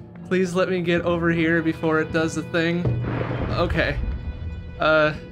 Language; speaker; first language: English; native; English